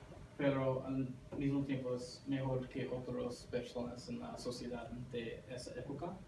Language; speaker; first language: Spanish; non-native, learner; English